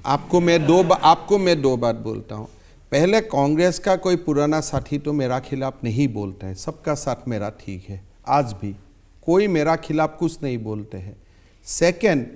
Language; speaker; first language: Hindi; non-native, local second language; Assamese